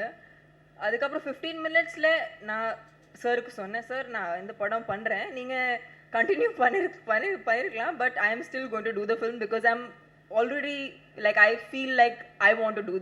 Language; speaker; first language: Tamil; non-native, learner; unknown